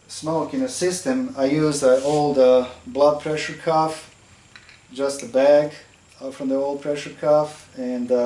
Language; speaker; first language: English; non-native, fluent; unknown